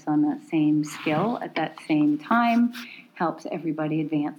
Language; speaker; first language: English; native; English